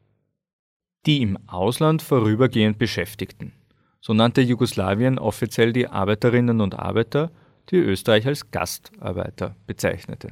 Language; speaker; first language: German; native; German